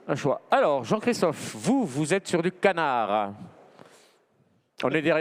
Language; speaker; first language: French; native; French